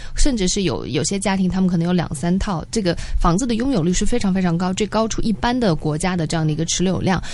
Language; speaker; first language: Chinese; native; Chinese